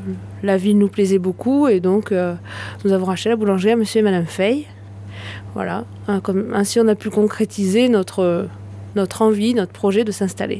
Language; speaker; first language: French; native; French